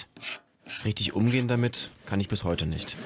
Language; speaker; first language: German; native; German